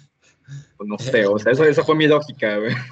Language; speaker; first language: Spanish; native; Spanish